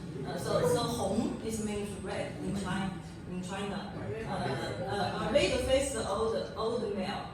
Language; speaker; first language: English; non-native, learner; Chinese